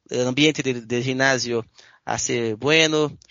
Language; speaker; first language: Spanish; non-native, learner; Portuguese